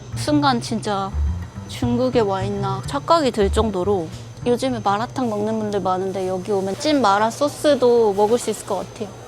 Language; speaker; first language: Korean; native; Korean